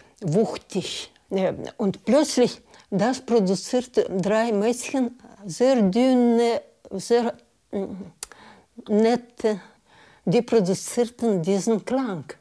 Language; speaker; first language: German; non-native, learner; Russian